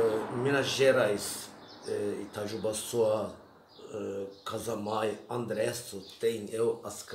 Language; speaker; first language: Portuguese; non-native, learner; Turkish